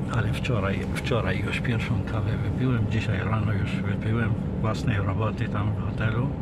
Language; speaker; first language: Polish; non-native, fluent; Arabic